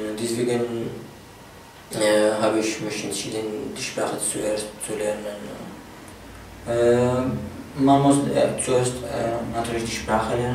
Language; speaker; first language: German; non-native, fluent; Arabic